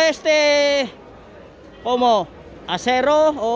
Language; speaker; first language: Spanish; non-native, learner; Filipino